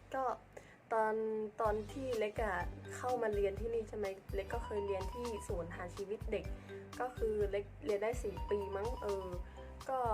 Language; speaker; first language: Thai; early bilingual, other home language; Khmer